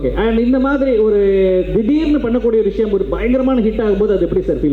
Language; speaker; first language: Tamil; native; Tamil